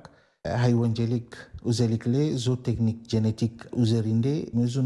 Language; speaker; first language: Turkish; non-native, learner; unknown